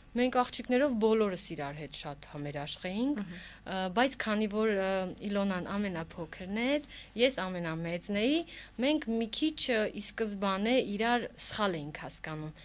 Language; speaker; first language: Armenian; early bilingual, heritage; Armenian